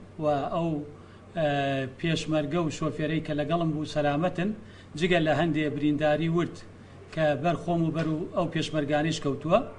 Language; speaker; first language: Central Kurdish; native; Central Kurdish